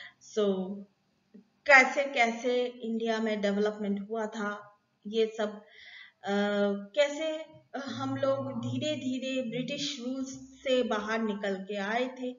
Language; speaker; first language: Hindi; non-native, local second language; Bangla